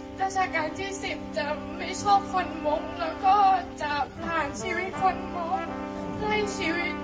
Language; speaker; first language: Thai; non-native, local second language; Hmong